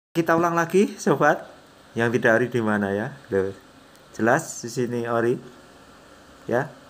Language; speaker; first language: Indonesian; non-native, local second language; Javanese